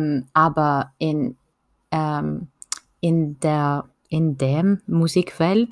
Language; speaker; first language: German; non-native, learner; French